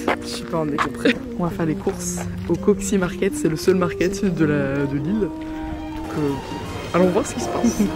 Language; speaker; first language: French; native; French